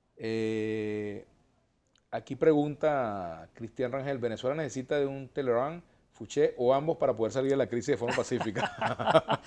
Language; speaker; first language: Spanish; native; Spanish